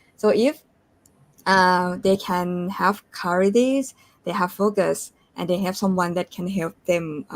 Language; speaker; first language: English; non-native, fluent; Thai